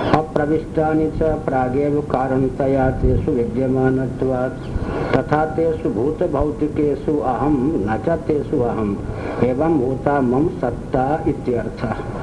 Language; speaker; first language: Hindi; non-native, local second language; Maithili